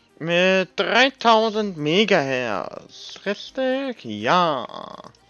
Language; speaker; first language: German; native; German